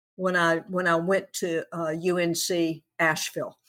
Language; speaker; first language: English; native; English